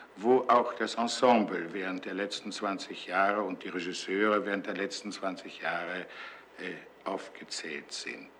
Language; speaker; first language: German; native; German